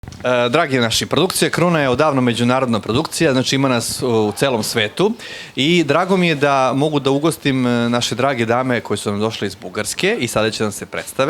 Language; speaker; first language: Bosnian; native; Bosnian